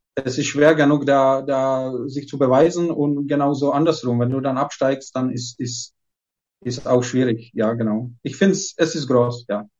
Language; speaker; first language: German; non-native, fluent; Czech